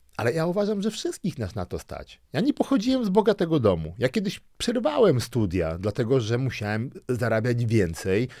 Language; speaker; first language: Polish; early bilingual, other home language; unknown